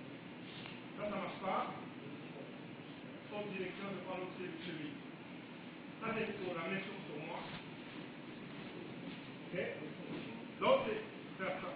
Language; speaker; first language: French; non-native, learner; Romanian